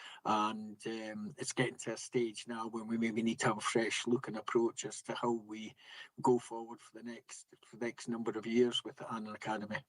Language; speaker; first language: English; native; English